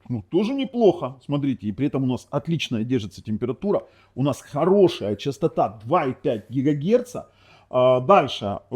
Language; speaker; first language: Russian; non-native, local second language; Ukrainian